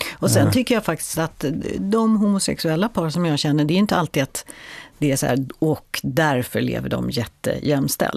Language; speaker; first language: Swedish; native; Swedish